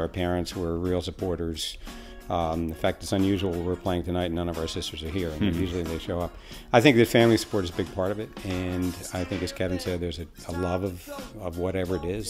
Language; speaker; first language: English; native; English